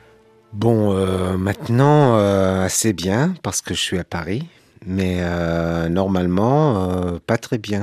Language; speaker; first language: French; non-native, fluent; Hebrew